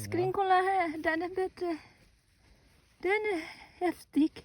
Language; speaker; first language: Swedish; non-native, learner; Thai